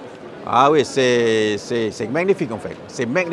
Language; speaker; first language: French; non-native, learner; Malay